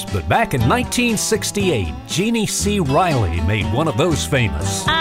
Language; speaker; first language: English; native; English